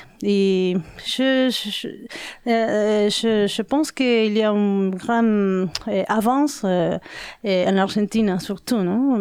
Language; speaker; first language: French; non-native, learner; Spanish